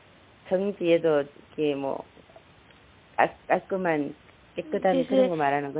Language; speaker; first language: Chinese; non-native, learner; Korean